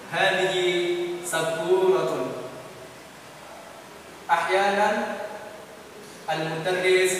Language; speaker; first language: Arabic; non-native, learner; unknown